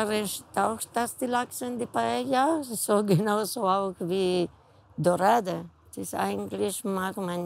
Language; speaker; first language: German; non-native, learner; Spanish